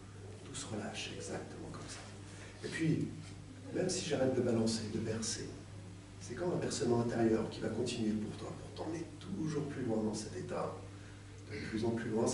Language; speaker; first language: French; native; French